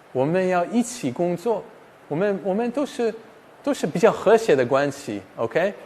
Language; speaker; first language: Chinese; non-native, fluent; English